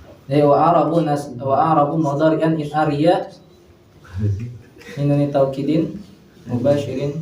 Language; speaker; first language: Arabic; non-native, fluent; Indonesian